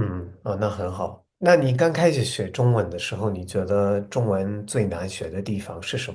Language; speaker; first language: Chinese; non-native, fluent; English